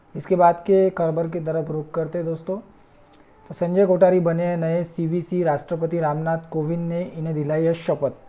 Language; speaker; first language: Hindi; non-native, local second language; Marathi